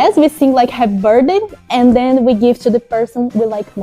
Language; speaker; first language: English; non-native, fluent; Portuguese